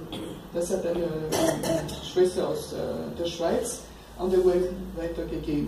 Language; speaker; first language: German; non-native, fluent; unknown